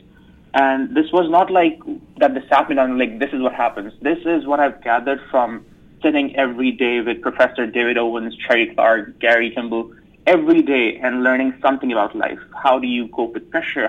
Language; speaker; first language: English; non-native, local second language; Urdu